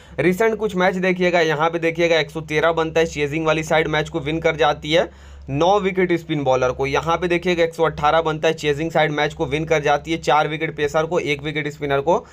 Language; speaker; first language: Hindi; native; Hindi